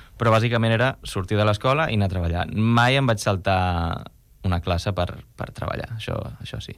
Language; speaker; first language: Catalan; non-native, local second language; Spanish